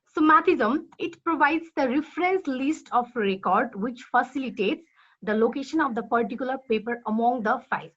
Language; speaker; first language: English; non-native, local second language; Nepali